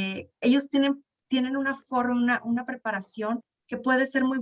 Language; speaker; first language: Spanish; native; Spanish